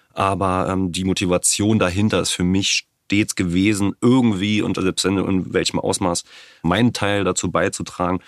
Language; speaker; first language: German; native; German